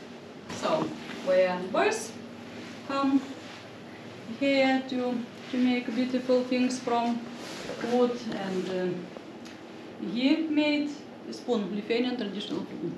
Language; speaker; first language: English; non-native, learner; Lithuanian